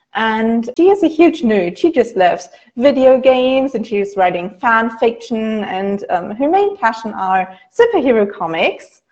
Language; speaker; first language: English; non-native, fluent; German